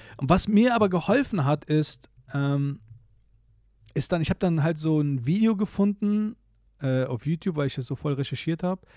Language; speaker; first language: German; early bilingual, other home language; Polish